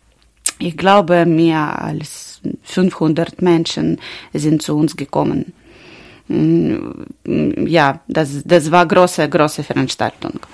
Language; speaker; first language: German; non-native, learner; Ukrainian